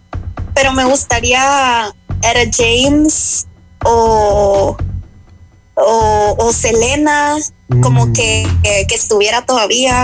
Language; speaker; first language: Spanish; early bilingual, other home language; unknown